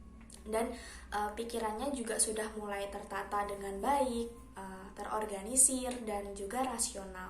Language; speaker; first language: Indonesian; native; Indonesian